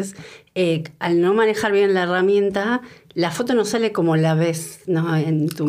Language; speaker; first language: Spanish; native; Spanish